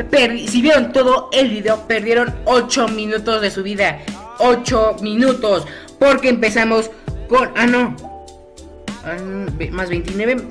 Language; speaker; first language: Spanish; native; Spanish